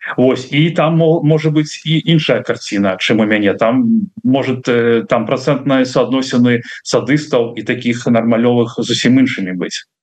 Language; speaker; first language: Belarusian; non-native, local second language; Russian